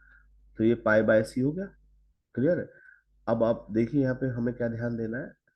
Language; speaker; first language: Hindi; native; Hindi